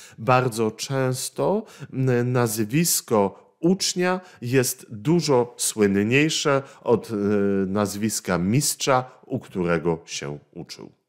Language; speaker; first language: Polish; native; Polish